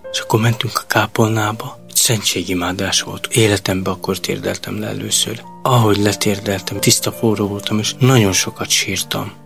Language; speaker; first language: Hungarian; non-native, local second language; Romany